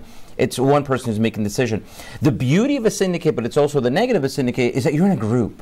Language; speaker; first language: English; native; English